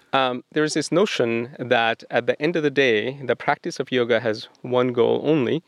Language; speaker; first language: English; non-native, local second language; Bangla